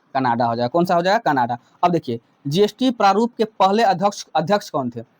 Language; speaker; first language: Hindi; native; Hindi